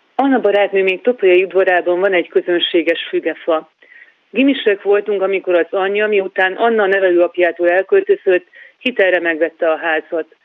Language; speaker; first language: Hungarian; native; Hungarian